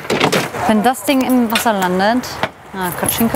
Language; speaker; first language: German; native; German